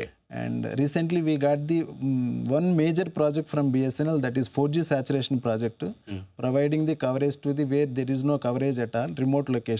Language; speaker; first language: English; non-native, local second language; Telugu